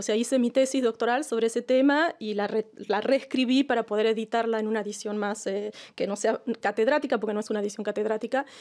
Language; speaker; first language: Spanish; native; Spanish